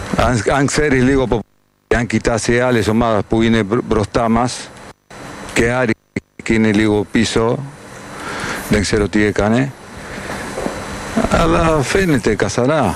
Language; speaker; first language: Greek; non-native, fluent; Spanish